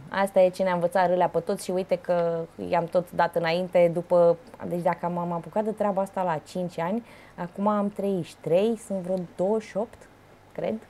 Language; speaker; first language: Romanian; native; Romanian